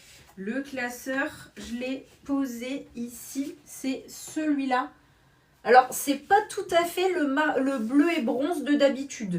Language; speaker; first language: French; native; French